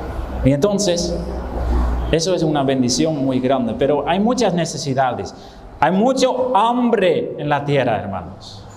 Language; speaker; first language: Spanish; non-native, fluent; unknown